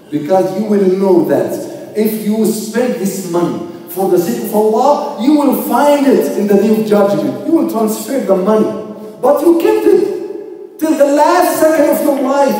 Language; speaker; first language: English; non-native, fluent; Arabic